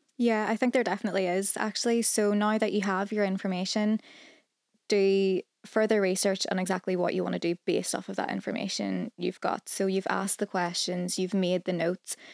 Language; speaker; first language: English; native; English